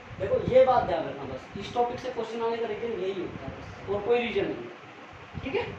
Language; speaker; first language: Hindi; native; Hindi